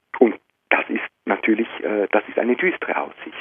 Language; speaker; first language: German; native; German